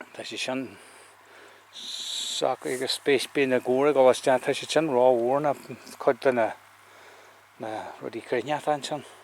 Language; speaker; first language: Irish; native; Irish